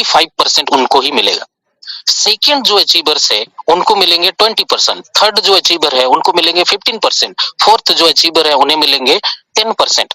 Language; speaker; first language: Hindi; native; Hindi